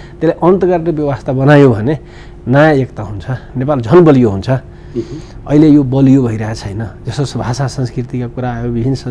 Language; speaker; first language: Nepali; non-native, local second language; Bhojpuri